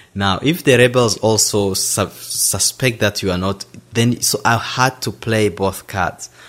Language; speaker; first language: English; non-native, fluent; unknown